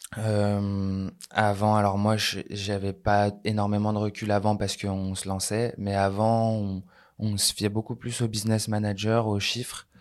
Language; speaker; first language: French; native; French